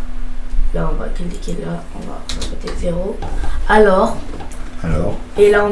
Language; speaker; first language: French; native; French